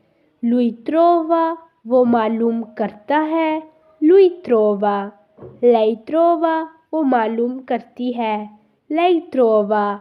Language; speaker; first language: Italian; non-native, fluent; Urdu